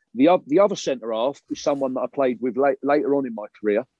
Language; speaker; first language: English; native; English